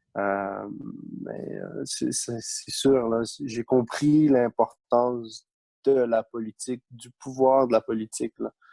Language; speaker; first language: French; early bilingual, other home language; Arabic